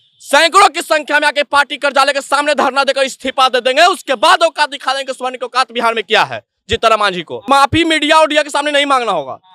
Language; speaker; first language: Hindi; native; Hindi